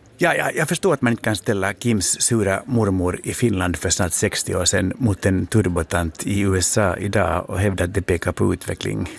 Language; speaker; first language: Swedish; native; Swedish